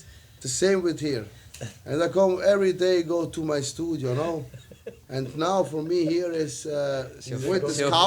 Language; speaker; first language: English; non-native, learner; Italian